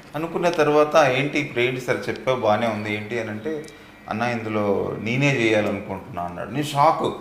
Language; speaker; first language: Telugu; native; Telugu